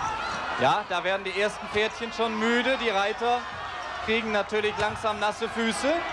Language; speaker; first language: German; native; German